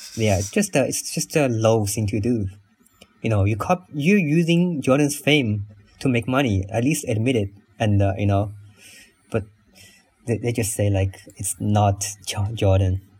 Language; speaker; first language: English; non-native, fluent; Chinese